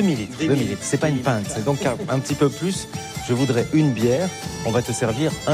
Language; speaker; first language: French; native; French